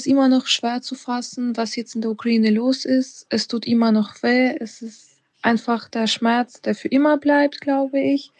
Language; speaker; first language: German; non-native, fluent; Ukrainian